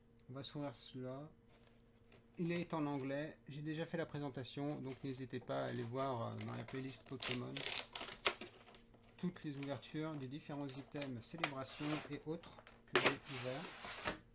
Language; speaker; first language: French; native; French